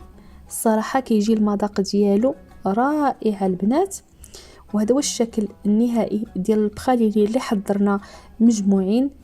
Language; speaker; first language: Arabic; native; Arabic